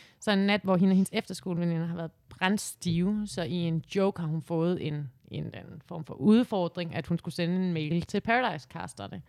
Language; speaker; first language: Danish; native; Danish